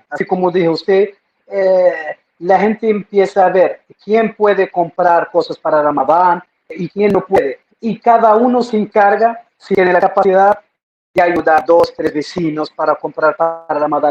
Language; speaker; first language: Spanish; non-native, fluent; Arabic